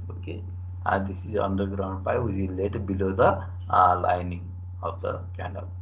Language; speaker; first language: English; non-native, local second language; Nepali